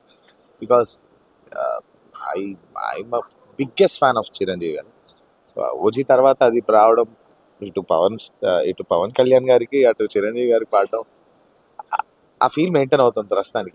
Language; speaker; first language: Telugu; native; Telugu